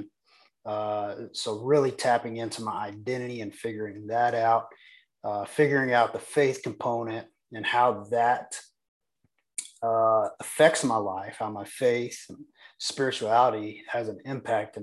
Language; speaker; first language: English; native; English